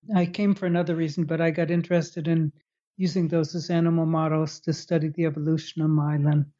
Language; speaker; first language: English; native; English